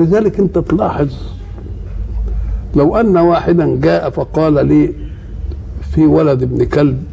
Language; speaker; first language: Arabic; native; Arabic